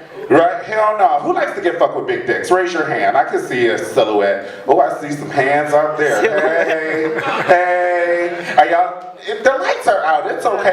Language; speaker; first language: English; native; English